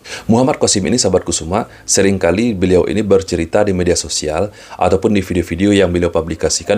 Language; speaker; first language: Indonesian; native; Indonesian